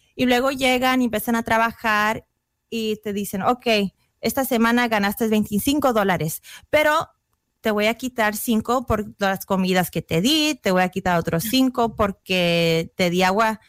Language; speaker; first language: Spanish; early bilingual, heritage; Spanish